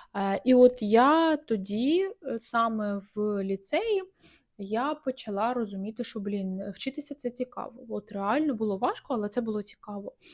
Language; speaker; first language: Ukrainian; native; Ukrainian